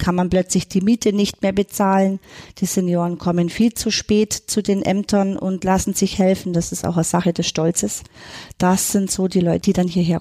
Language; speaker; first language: German; native; German